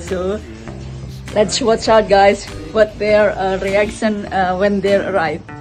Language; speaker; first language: English; non-native, learner; Indonesian